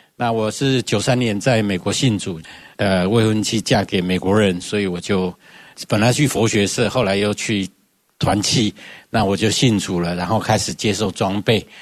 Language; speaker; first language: Chinese; non-native, local second language; Hakka Chinese